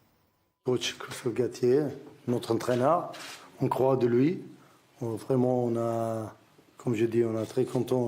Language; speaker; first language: French; non-native, learner; Arabic